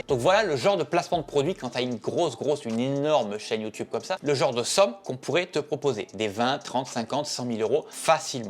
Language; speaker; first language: French; native; French